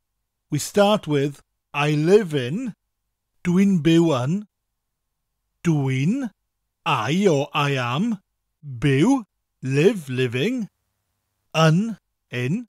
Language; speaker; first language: Welsh; non-native, fluent; English